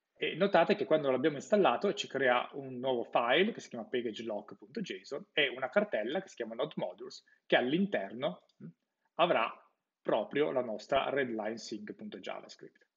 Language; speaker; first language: Italian; native; Italian